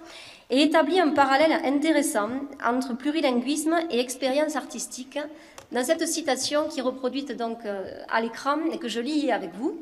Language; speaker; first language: French; native; French